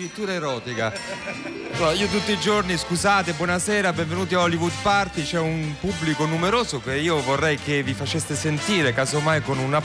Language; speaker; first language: Italian; native; Italian